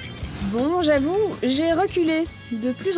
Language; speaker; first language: French; native; French